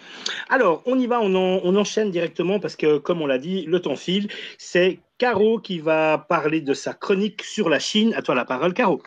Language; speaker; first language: French; native; French